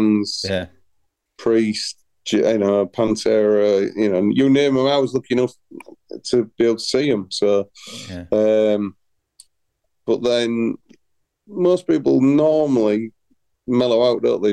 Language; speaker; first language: English; native; English